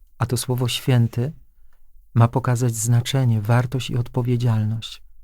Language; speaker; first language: Polish; native; Polish